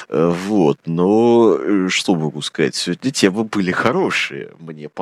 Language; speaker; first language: Russian; native; Russian